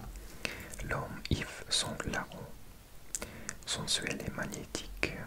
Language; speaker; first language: French; non-native, learner; English